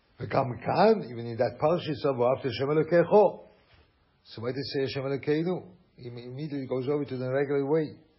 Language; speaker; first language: English; non-native, fluent; German